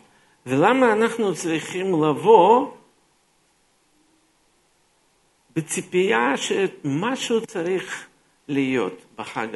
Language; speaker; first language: Hebrew; non-native, fluent; Russian